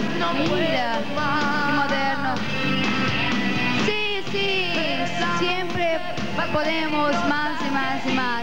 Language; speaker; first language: Spanish; non-native, fluent; Portuguese